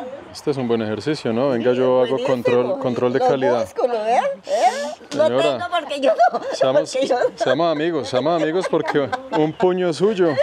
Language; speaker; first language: Spanish; native; Spanish